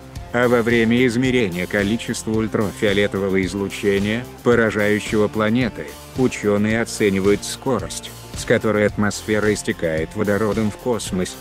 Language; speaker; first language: Russian; native; Russian